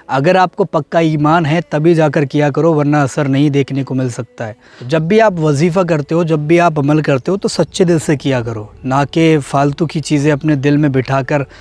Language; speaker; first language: Hindi; native; Hindi